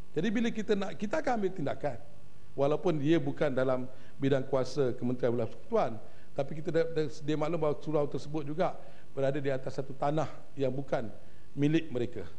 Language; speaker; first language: Malay; native; Malay